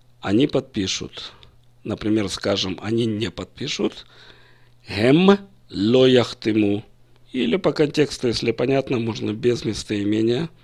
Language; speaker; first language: Russian; native; Russian